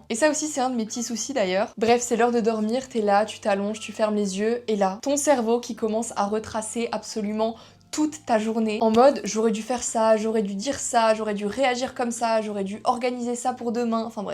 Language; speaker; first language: French; native; French